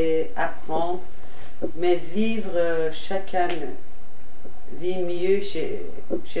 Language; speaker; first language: French; non-native, fluent; Persian